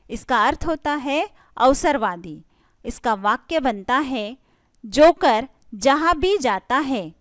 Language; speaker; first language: Hindi; non-native, local second language; Marathi